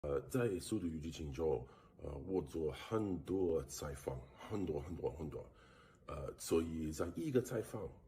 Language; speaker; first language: Chinese; non-native, learner; English